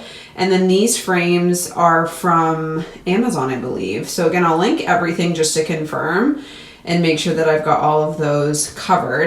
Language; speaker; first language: English; native; English